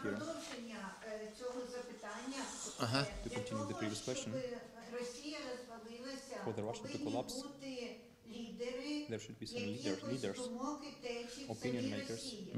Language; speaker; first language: Ukrainian; native; Ukrainian